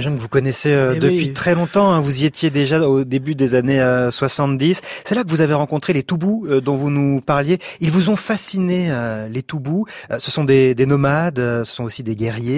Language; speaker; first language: French; native; French